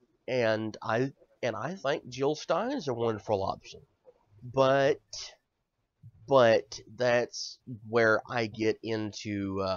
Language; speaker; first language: English; native; English